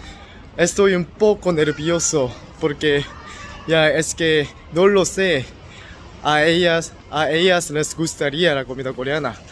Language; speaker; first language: Spanish; non-native, learner; Korean